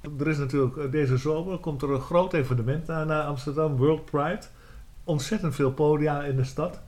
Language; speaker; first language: Dutch; native; Dutch